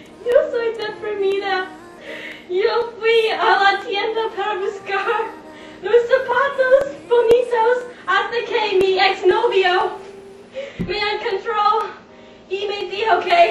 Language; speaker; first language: Spanish; non-native, learner; English